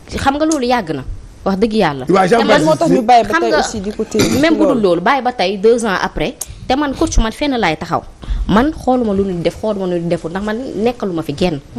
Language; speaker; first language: Wolof; native; Wolof